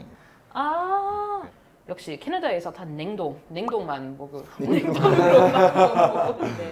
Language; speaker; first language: Korean; non-native, learner; English